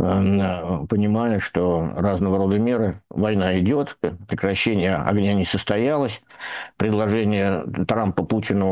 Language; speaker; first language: Russian; native; Russian